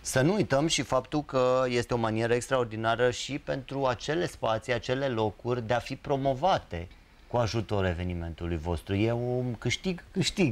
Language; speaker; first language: Romanian; native; Romanian